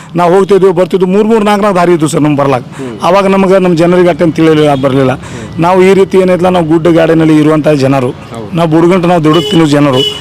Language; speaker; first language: Kannada; non-native, local second language; Lambadi